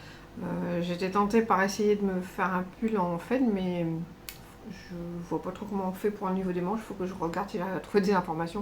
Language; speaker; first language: French; native; French